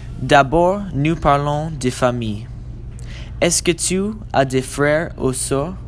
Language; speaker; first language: French; non-native, learner; English